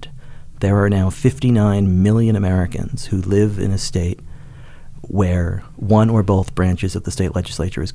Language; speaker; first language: English; native; English